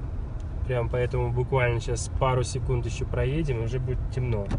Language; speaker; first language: Russian; native; Russian